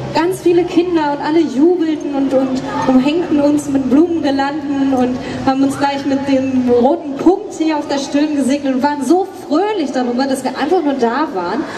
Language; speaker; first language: German; native; German